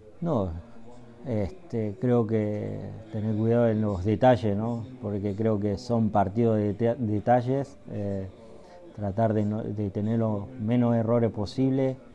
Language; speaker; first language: Spanish; native; Spanish